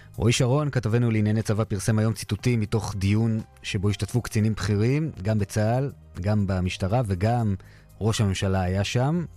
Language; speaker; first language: Hebrew; native; Hebrew